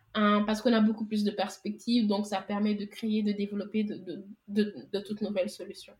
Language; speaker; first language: French; non-native, local second language; Wolof